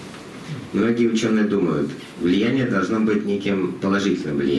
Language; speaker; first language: Russian; native; Russian